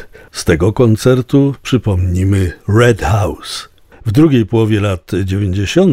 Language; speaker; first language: Polish; native; Polish